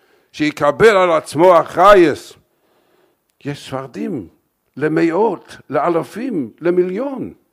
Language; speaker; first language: Hebrew; non-native, fluent; English